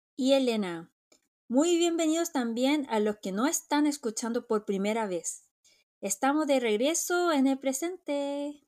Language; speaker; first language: Spanish; non-native, fluent; Korean